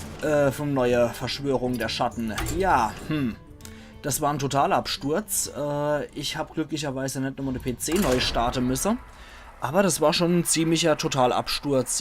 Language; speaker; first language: German; native; German